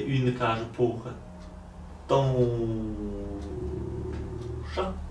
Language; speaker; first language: French; non-native, learner; Polish